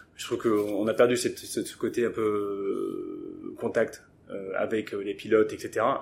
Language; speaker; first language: French; early bilingual, other home language; English